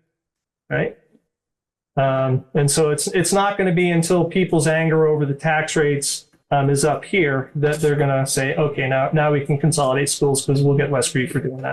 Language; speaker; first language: English; native; English